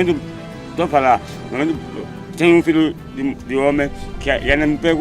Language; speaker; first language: Portuguese; non-native, local second language; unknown